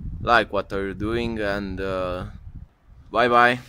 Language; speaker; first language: English; non-native, learner; Romanian